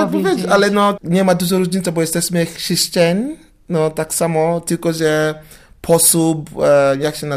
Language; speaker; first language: Polish; non-native, learner; English